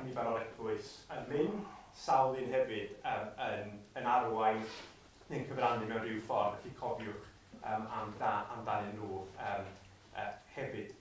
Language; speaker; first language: Welsh; native; Welsh